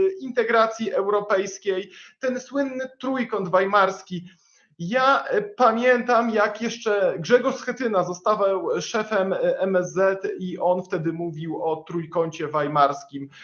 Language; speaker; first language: Polish; native; Polish